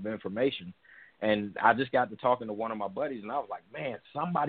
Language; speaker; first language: English; native; English